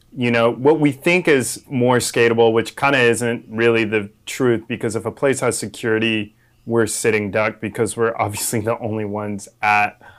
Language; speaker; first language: English; native; English